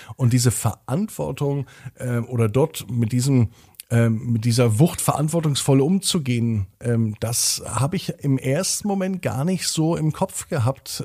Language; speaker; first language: German; native; German